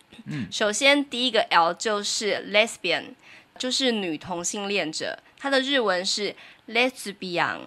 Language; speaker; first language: Chinese; native; Chinese